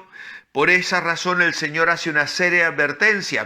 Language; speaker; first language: Spanish; native; Spanish